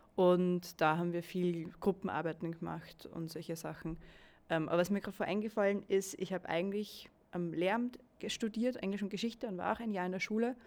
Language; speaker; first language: German; native; German